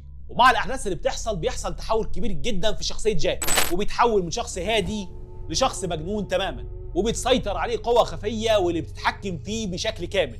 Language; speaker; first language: Arabic; native; Arabic